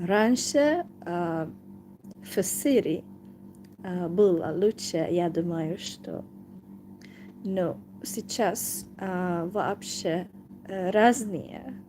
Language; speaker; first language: Russian; non-native, learner; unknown